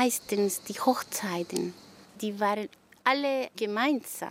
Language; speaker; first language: German; non-native, fluent; Greek